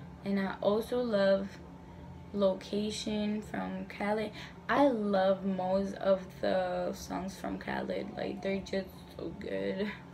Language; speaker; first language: English; early bilingual, other home language; Spanish